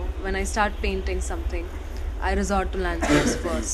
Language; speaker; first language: English; non-native, local second language; Gujarati